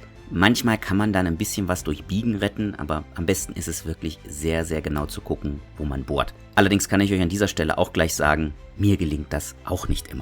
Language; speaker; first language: German; native; German